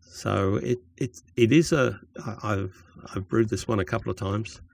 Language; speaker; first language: English; native; English